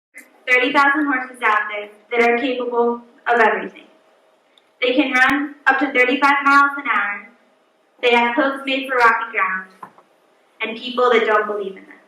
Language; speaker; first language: English; native; English